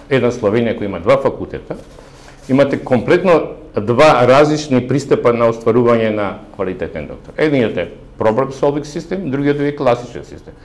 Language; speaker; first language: Macedonian; native; Macedonian